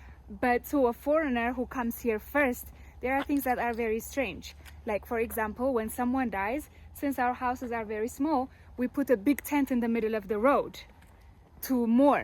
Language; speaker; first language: English; non-native, local second language; Amharic